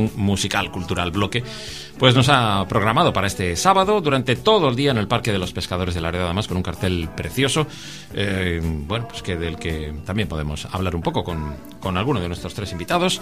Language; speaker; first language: Spanish; native; Spanish